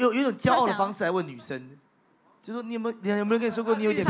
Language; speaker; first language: Chinese; native; Chinese